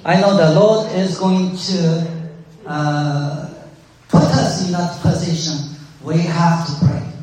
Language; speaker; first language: English; non-native, fluent; Chinese